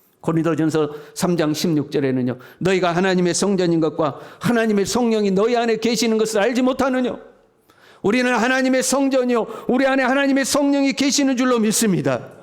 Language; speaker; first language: Korean; native; Korean